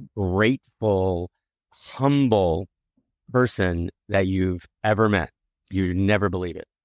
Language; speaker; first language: English; native; English